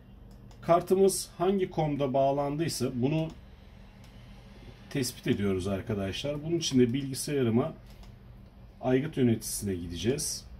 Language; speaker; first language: Turkish; native; Turkish